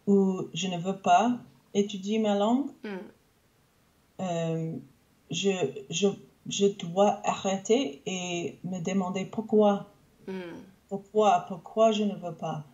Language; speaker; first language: French; non-native, local second language; English